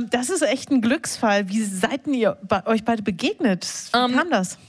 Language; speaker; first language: German; native; German